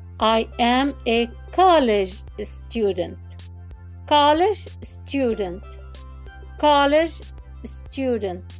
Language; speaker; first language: English; non-native, fluent; Arabic